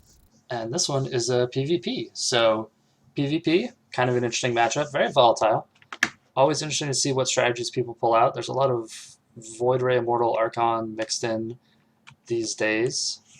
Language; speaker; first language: English; native; English